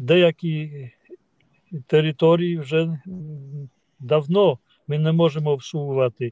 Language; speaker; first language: Ukrainian; non-native, fluent; Polish